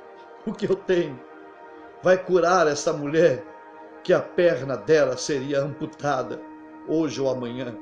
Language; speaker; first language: Portuguese; native; Portuguese